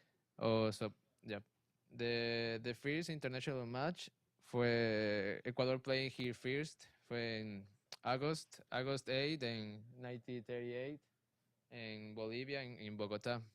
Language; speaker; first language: English; non-native, learner; Spanish